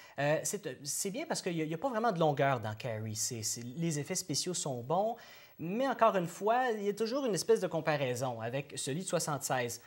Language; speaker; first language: French; native; French